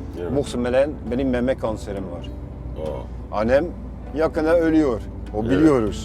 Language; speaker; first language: Turkish; non-native, fluent; Dutch